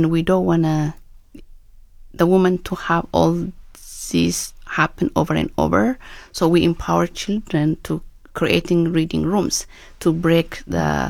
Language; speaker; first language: English; non-native, fluent; Oromo